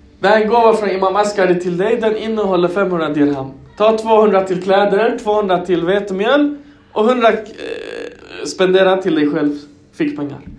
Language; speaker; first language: Swedish; early bilingual, other home language; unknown